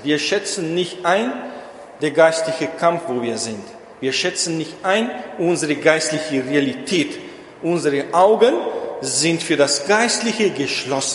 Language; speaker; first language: German; non-native, fluent; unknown